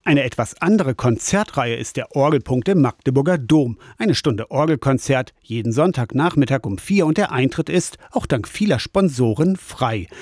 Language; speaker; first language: German; native; German